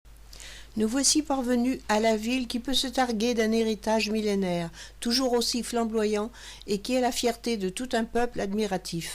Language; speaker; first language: French; native; French